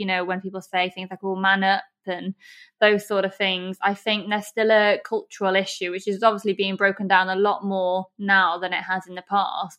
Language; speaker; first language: English; native; English